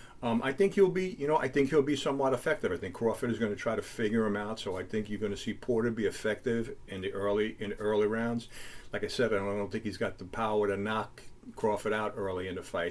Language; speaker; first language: English; native; English